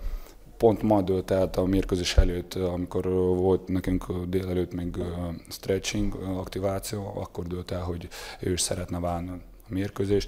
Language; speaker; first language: Hungarian; non-native, fluent; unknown